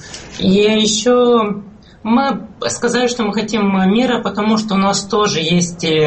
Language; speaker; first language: Russian; non-native, fluent; Romanian